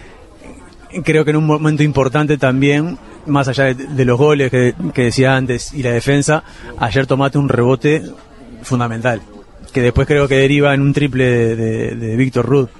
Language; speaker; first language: Spanish; native; Spanish